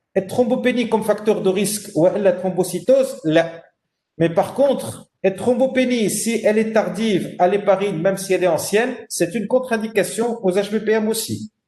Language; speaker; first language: French; non-native, local second language; Arabic